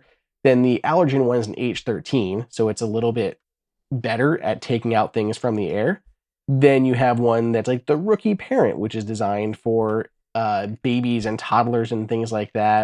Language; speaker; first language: English; native; English